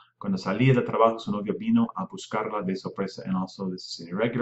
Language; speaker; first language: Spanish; non-native, fluent; English